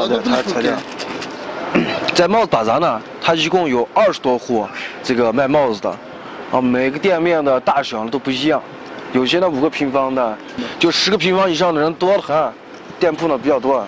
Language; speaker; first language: Chinese; native; Chinese